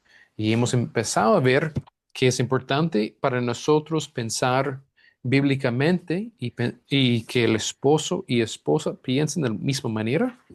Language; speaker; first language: Spanish; non-native, fluent; English